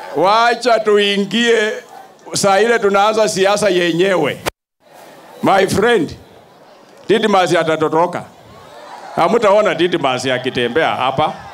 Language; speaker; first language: Swahili; non-native, local second language; Luyia